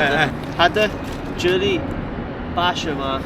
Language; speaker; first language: Chinese; non-native, learner; English